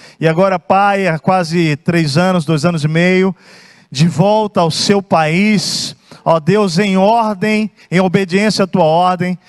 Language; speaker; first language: Portuguese; native; Portuguese